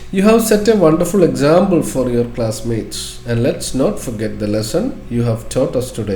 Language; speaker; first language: English; non-native, local second language; Malayalam